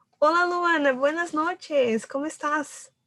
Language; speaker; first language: Spanish; non-native, learner; Portuguese